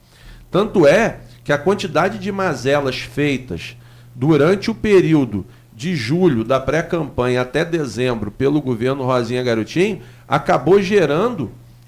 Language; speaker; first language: Portuguese; native; Portuguese